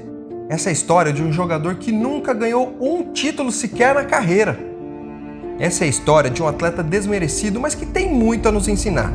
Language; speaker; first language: Portuguese; native; Portuguese